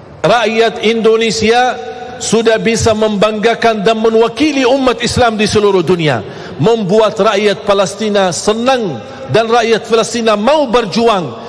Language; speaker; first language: Malay; non-native, fluent; Arabic